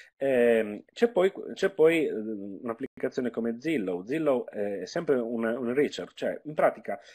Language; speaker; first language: Italian; native; Italian